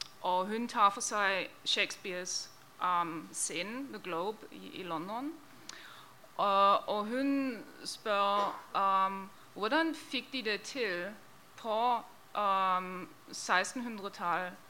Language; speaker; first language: Norwegian; non-native, fluent; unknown